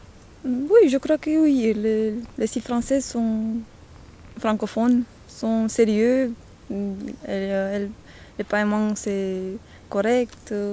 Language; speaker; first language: French; non-native, learner; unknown